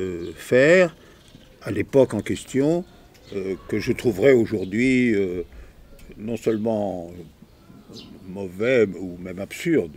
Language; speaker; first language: French; native; French